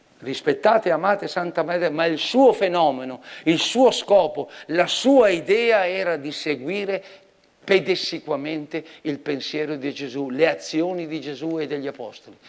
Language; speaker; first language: Italian; native; Italian